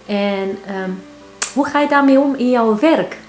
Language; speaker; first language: Dutch; early bilingual, heritage; Turkish